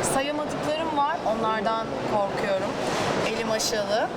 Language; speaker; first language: Turkish; native; Turkish